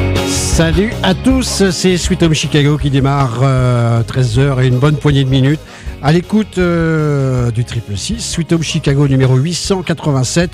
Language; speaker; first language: French; native; French